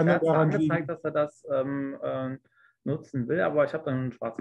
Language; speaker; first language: German; native; German